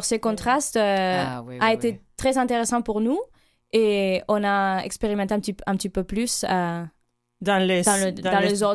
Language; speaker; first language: French; non-native, fluent; Catalan